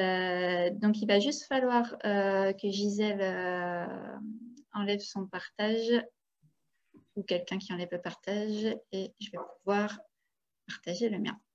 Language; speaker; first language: French; native; French